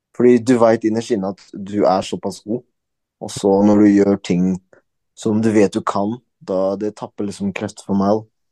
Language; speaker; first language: Norwegian; early bilingual, other home language; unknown